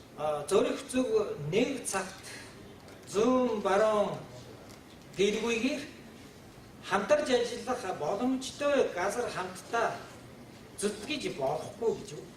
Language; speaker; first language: Mongolian; non-native, fluent; Japanese